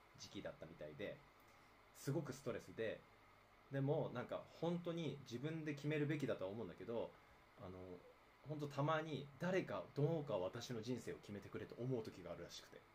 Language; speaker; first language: Japanese; native; Japanese